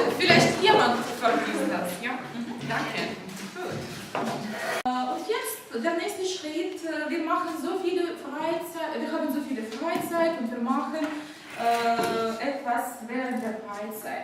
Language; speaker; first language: German; non-native, fluent; Ukrainian